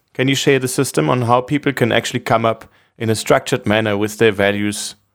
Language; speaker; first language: English; non-native, fluent; German